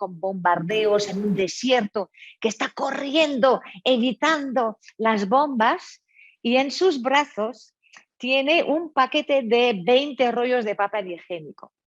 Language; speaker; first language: Spanish; non-native, fluent; French